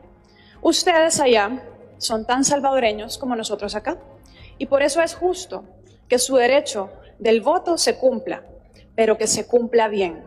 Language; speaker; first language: Spanish; native; Spanish